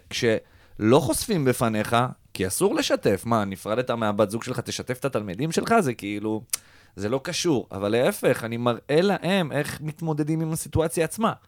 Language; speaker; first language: Hebrew; native; Hebrew